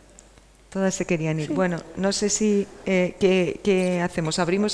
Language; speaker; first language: Spanish; native; Spanish